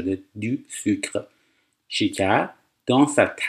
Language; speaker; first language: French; non-native, fluent; Persian